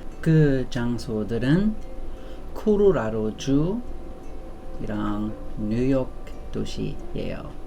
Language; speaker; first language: Korean; non-native, learner; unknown